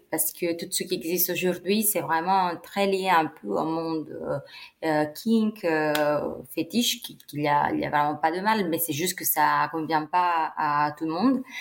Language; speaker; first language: French; non-native, fluent; Italian